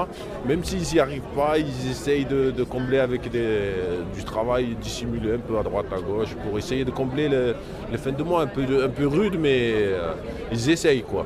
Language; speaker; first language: French; native; French